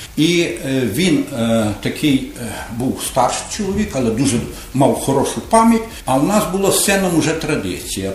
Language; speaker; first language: Ukrainian; native; Ukrainian